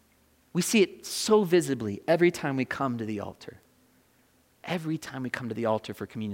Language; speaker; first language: English; native; English